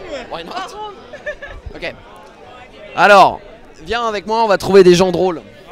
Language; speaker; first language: French; native; French